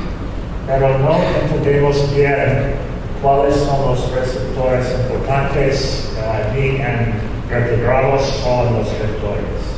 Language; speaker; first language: Spanish; non-native, fluent; English